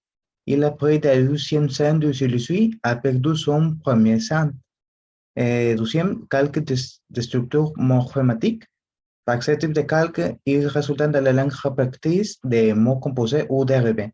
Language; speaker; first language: French; non-native, learner; Spanish